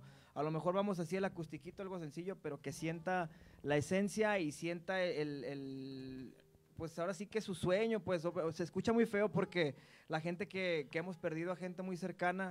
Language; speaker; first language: Spanish; native; Spanish